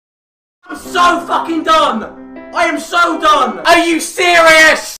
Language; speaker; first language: English; native; English